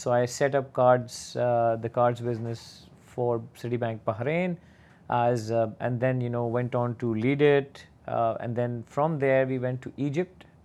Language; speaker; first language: English; non-native, local second language; Urdu